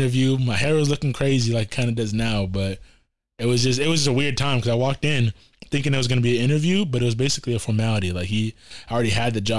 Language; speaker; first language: English; native; English